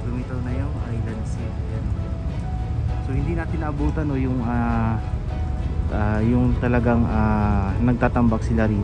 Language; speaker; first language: Filipino; native; Filipino